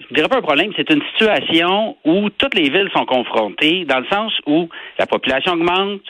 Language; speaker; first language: French; native; French